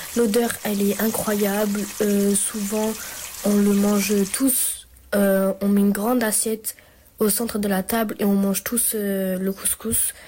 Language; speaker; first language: French; native; French